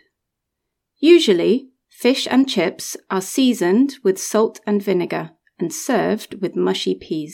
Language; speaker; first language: English; native; English